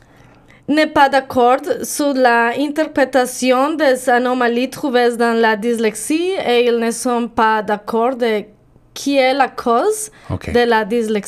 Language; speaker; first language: French; non-native, learner; Spanish